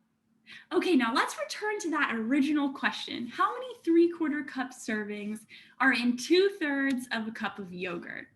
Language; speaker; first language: English; native; English